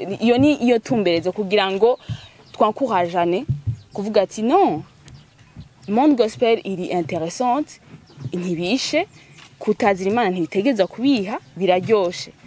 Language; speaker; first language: Rundi; early bilingual, heritage; Rundi